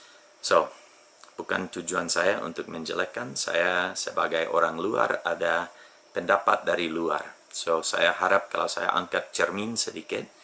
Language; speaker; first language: Indonesian; non-native, fluent; English